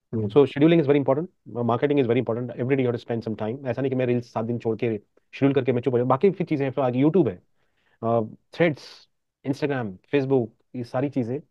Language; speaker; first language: Hindi; non-native, local second language; Marathi